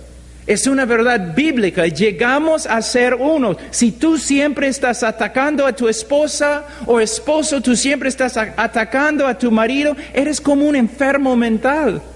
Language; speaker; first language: Spanish; non-native, fluent; English